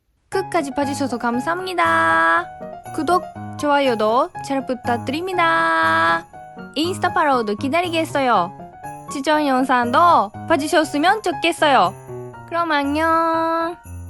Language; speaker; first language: Korean; non-native, learner; Japanese